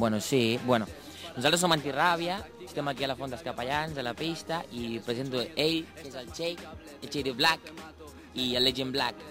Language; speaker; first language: Catalan; non-native, fluent; Portuguese